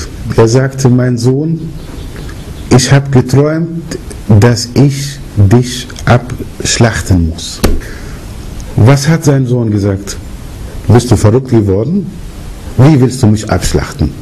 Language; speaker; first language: German; early bilingual, other home language; Arabic